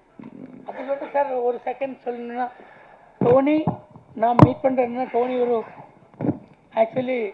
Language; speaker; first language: Tamil; non-native, local second language; Malayalam